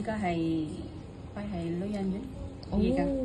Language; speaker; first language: Chinese; non-native, learner; Indonesian